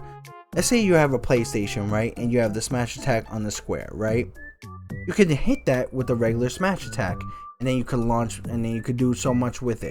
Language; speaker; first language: English; native; English